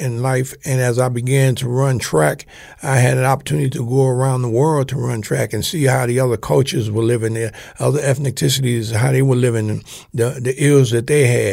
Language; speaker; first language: English; native; English